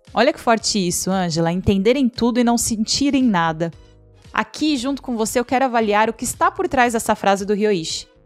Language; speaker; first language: Portuguese; native; Portuguese